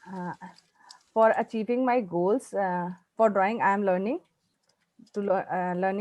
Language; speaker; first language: English; non-native, learner; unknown